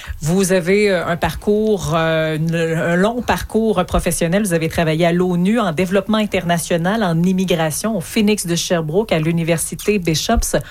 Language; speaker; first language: French; native; French